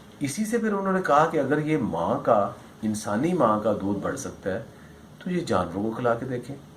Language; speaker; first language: Urdu; non-native, local second language; Punjabi